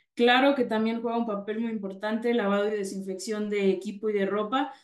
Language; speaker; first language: Spanish; native; Spanish